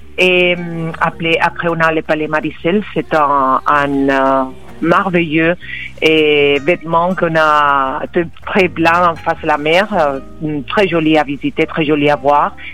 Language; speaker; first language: French; non-native, fluent; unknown